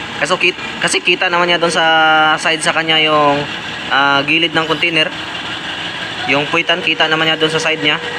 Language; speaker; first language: Filipino; non-native, local second language; Cebuano